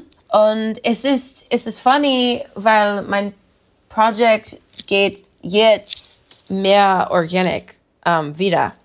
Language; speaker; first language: German; non-native, learner; English